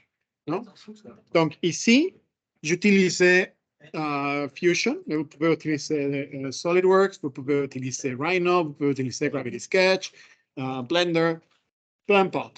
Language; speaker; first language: French; non-native, fluent; Spanish